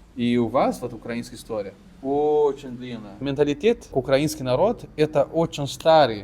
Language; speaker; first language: Russian; non-native, fluent; Portuguese